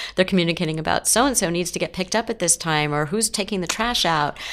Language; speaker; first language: English; native; English